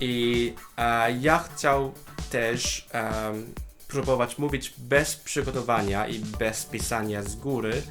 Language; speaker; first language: Polish; non-native, fluent; Cantonese